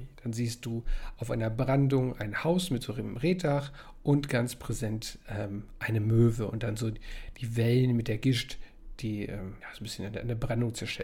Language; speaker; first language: German; native; German